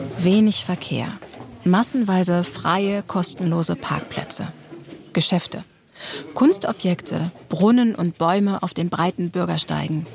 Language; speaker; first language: German; native; German